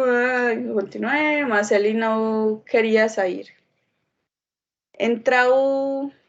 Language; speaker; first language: Portuguese; non-native, learner; Spanish